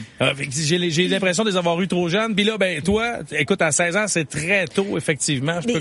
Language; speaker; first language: French; native; French